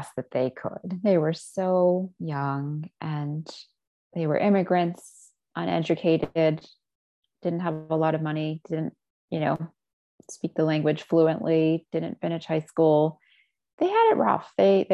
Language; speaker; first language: English; native; English